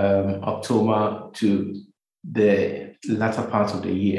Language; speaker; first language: English; non-native, local second language; Akan